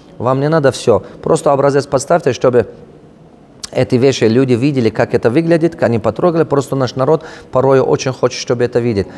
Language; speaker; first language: Russian; non-native, local second language; Tajik